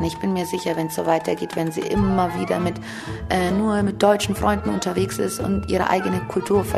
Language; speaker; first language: German; early bilingual, other home language; Turkish